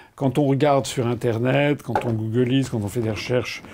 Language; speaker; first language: French; native; French